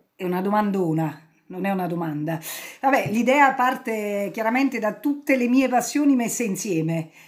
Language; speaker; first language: Italian; native; Italian